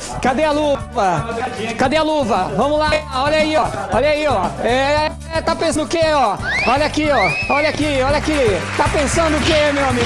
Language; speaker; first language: Portuguese; native; Portuguese